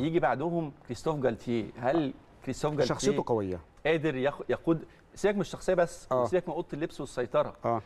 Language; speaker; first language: Arabic; native; Arabic